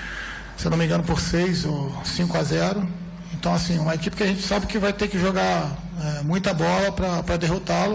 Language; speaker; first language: Portuguese; native; Portuguese